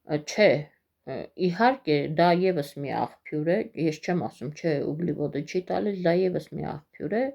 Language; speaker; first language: Armenian; native; Armenian